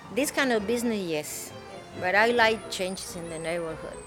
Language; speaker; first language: English; non-native, learner; Spanish